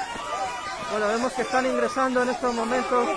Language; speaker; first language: Spanish; native; Spanish